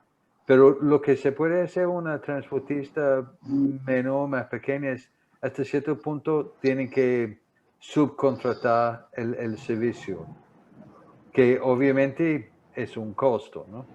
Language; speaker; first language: Spanish; non-native, fluent; English